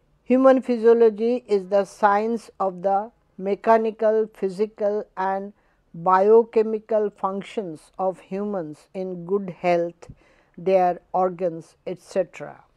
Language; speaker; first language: English; non-native, local second language; Bangla